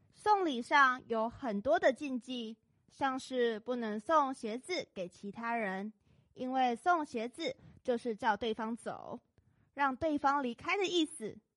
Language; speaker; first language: Chinese; native; Chinese